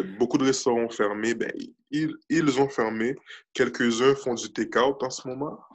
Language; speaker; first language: French; early bilingual, other home language; Haitian Creole